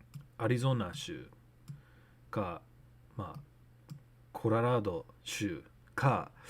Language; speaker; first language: Japanese; non-native, learner; English